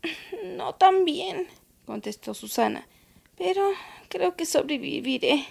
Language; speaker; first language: Spanish; native; Spanish